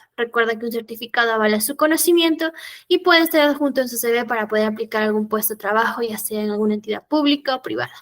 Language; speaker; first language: Spanish; native; Spanish